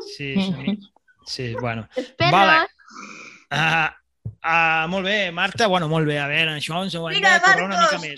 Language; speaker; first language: Catalan; native; Catalan